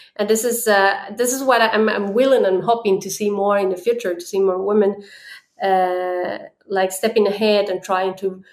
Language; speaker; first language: English; non-native, fluent; Spanish